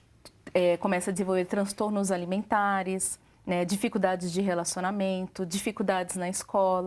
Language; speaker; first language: Portuguese; native; Portuguese